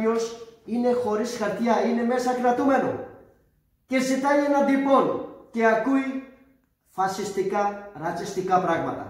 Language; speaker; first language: Greek; non-native, fluent; Urdu